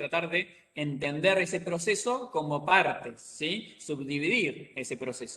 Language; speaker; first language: Spanish; native; Spanish